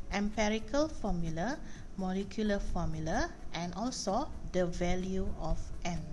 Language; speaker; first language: English; non-native, local second language; Malay